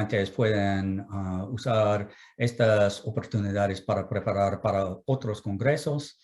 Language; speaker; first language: Spanish; non-native, fluent; English